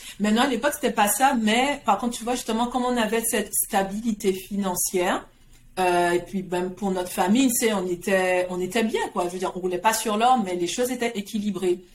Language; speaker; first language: French; native; French